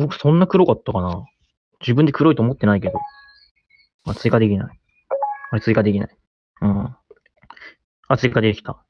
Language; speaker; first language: Japanese; native; Japanese